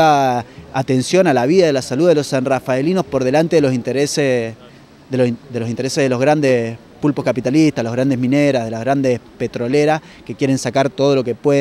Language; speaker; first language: Spanish; native; Spanish